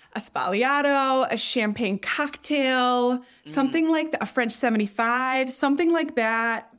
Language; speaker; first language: English; native; English